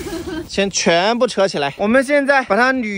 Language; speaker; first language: Chinese; native; Chinese